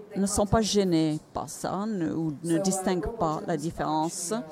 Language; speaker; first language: French; non-native, fluent; Finnish